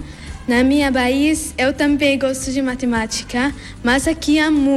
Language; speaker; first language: Portuguese; non-native, learner; Arabic